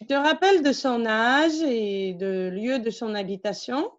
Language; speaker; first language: French; non-native, fluent; Russian